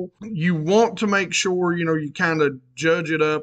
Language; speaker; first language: English; native; English